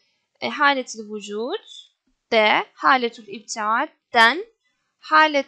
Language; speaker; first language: Arabic; non-native, fluent; Turkish